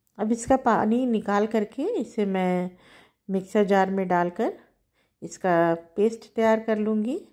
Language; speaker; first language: Hindi; native; Hindi